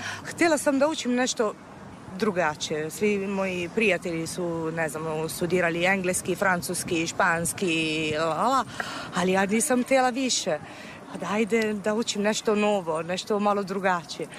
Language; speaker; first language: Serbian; non-native, fluent; Italian